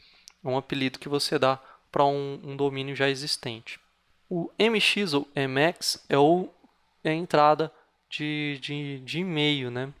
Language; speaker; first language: Portuguese; native; Portuguese